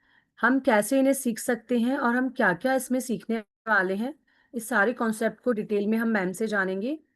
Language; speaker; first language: Hindi; native; Hindi